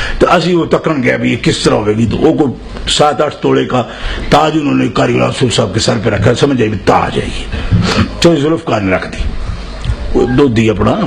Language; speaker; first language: Urdu; non-native, local second language; Punjabi